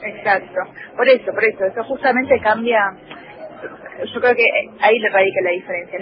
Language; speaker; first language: Spanish; early bilingual, other home language; Korean